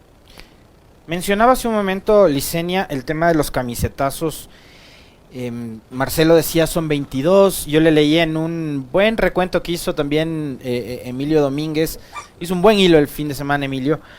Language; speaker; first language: Spanish; native; Spanish